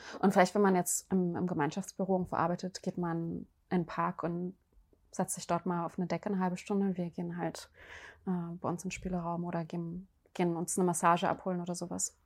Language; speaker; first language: German; native; German